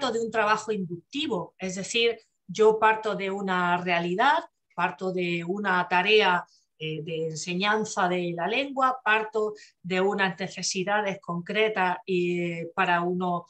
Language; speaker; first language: Spanish; native; Spanish